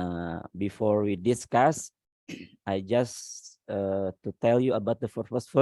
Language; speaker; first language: English; non-native, learner; Indonesian